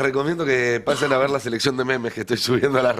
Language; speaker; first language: Spanish; native; Spanish